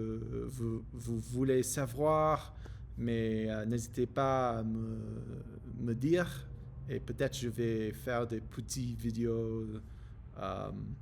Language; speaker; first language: French; non-native, learner; English